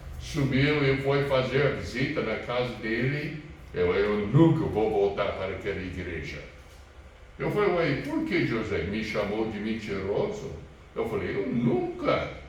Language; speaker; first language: Portuguese; non-native, fluent; English